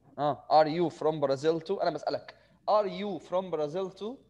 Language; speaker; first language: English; non-native, fluent; Arabic